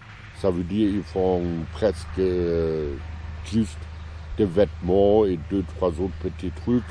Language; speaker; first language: French; non-native, fluent; German